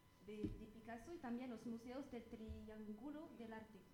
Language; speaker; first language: Spanish; non-native, learner; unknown